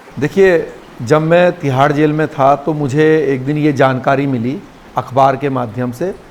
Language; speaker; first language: Hindi; native; Hindi